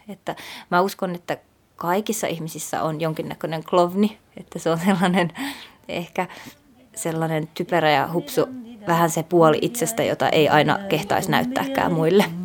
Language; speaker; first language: Finnish; native; Finnish